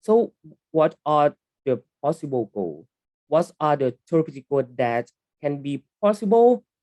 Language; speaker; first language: English; non-native, learner; Thai